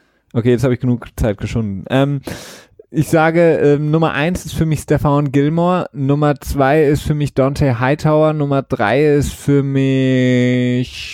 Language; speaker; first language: German; native; German